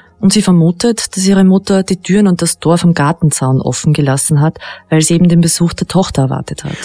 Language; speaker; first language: German; native; German